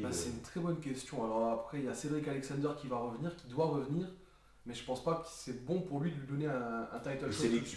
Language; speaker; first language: French; native; French